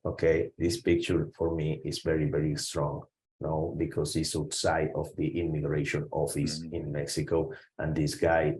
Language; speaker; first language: English; non-native, learner; Spanish